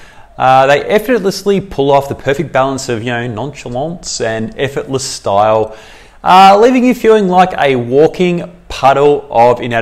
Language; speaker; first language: English; native; English